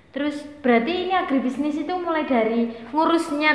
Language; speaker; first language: Indonesian; non-native, local second language; Javanese